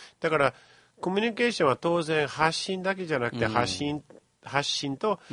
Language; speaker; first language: Japanese; non-native, fluent; English